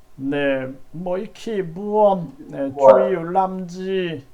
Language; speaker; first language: Vietnamese; non-native, learner; Korean